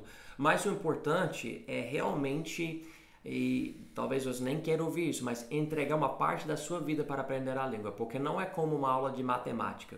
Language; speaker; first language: Portuguese; non-native, fluent; English